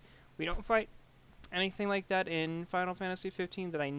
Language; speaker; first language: English; native; English